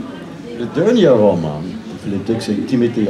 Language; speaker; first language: French; non-native, learner; English